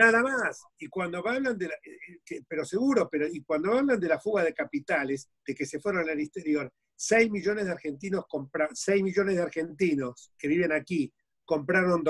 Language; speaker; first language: Spanish; native; Spanish